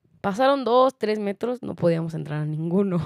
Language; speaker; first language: Spanish; native; Spanish